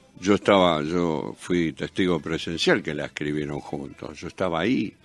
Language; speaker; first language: Spanish; native; Spanish